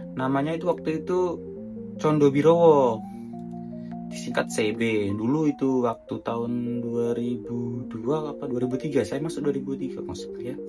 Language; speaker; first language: Indonesian; non-native, local second language; Javanese